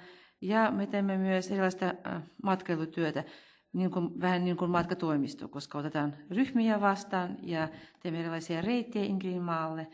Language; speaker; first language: Finnish; non-native, fluent; Russian